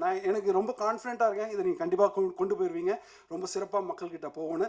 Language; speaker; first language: Tamil; native; Tamil